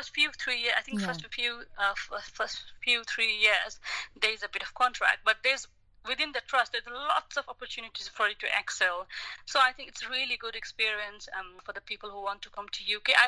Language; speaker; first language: English; non-native, local second language; Nepali